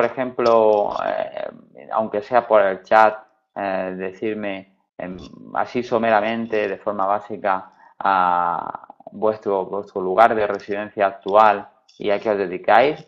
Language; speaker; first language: Spanish; native; Spanish